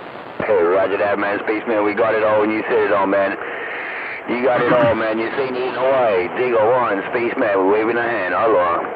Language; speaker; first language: English; native; English